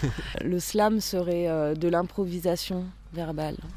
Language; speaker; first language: French; native; French